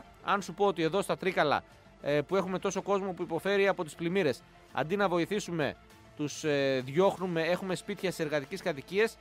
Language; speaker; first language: Greek; native; Greek